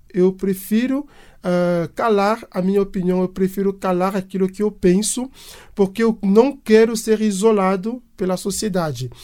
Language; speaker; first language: Portuguese; non-native, fluent; French